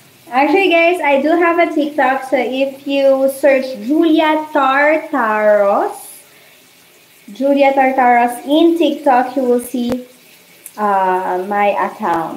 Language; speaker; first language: English; non-native, local second language; Filipino